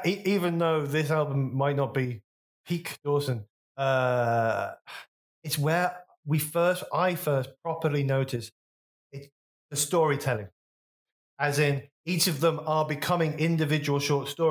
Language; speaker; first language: English; native; English